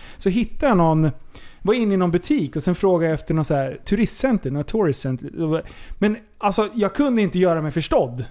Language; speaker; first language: Swedish; native; Swedish